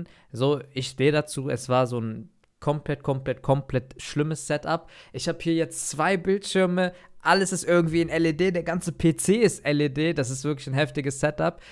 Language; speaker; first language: German; native; German